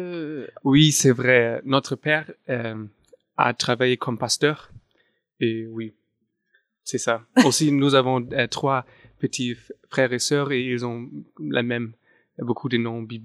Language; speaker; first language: French; non-native, fluent; German